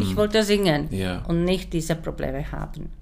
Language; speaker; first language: German; non-native, learner; Czech